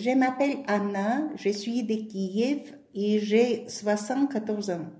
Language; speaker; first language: French; non-native, learner; Ukrainian